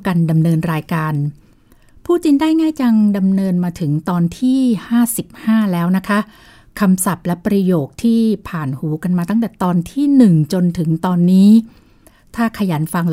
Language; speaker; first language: Thai; native; Thai